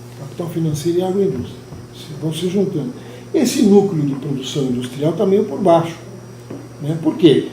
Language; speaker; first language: Portuguese; native; Portuguese